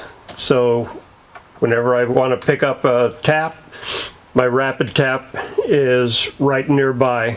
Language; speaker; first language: English; native; English